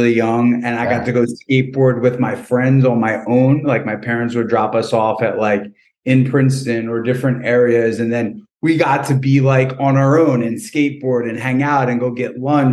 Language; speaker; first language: English; native; English